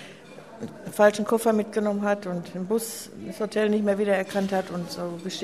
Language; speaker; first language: German; native; German